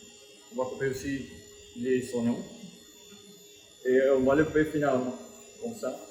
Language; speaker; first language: French; non-native, fluent; Spanish